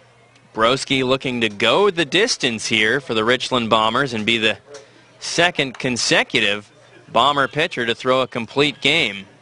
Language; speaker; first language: English; native; English